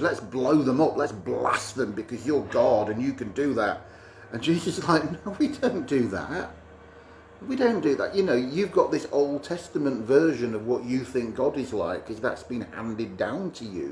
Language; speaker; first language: English; native; English